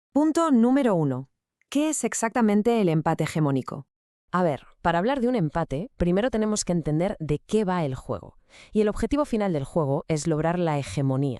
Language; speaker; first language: Spanish; native; Spanish